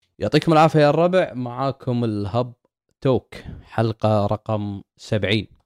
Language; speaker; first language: Arabic; native; Arabic